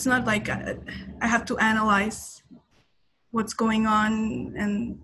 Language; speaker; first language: English; non-native, fluent; Spanish